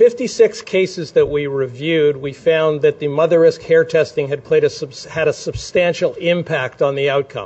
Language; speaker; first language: English; native; English